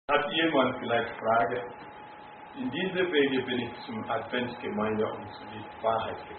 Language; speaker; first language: German; non-native, fluent; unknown